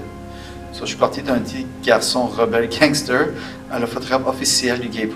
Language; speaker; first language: French; early bilingual, other home language; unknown